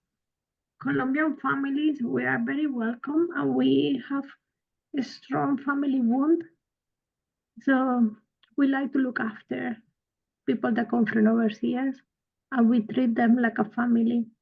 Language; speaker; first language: English; non-native, fluent; Spanish